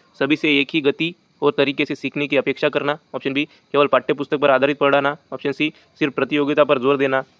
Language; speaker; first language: Hindi; non-native, local second language; Marathi